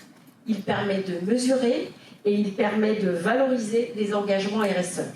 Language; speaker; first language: French; native; French